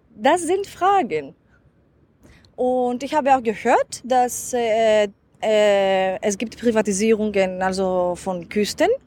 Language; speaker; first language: German; non-native, fluent; Greek